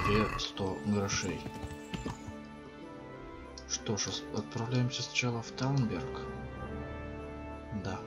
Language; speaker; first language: Russian; native; Russian